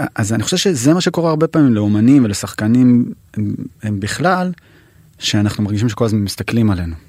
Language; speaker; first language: Hebrew; native; Hebrew